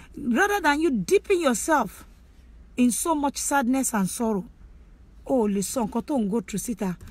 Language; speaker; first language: English; non-native, local second language; Yoruba